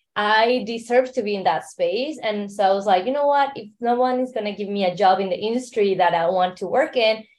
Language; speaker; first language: English; non-native, fluent; Spanish